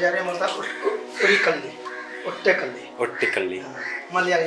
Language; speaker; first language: Hindi; non-native, local second language; Malayalam